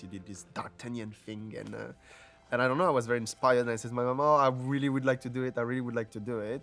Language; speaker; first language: English; non-native, fluent; French